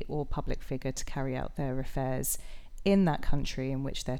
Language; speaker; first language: English; native; English